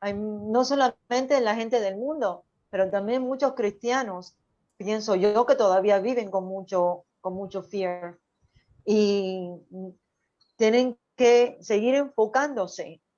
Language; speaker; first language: Spanish; early bilingual, heritage; Spanish